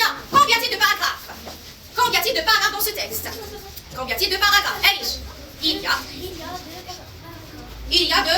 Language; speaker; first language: French; non-native, local second language; Arabic